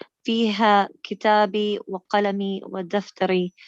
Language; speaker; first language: Arabic; non-native, learner; English